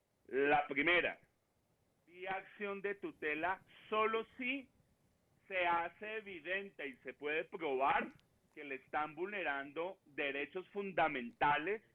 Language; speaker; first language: Spanish; native; Spanish